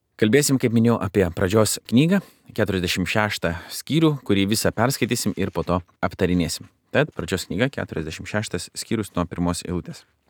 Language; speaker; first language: Lithuanian; native; Lithuanian